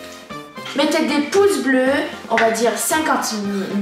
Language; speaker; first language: French; native; French